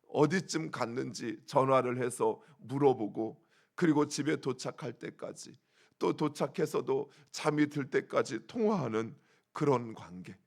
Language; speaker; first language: Korean; native; Korean